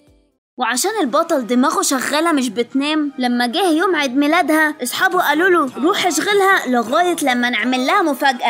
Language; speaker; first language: Arabic; native; Arabic